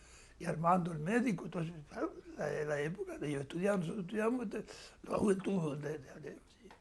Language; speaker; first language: Spanish; native; Spanish